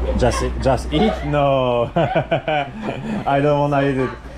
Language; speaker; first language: English; non-native, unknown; Polish